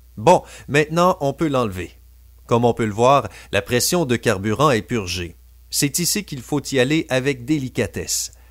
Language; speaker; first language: French; native; French